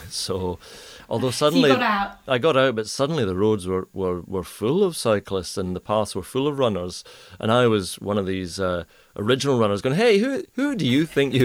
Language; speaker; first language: English; native; English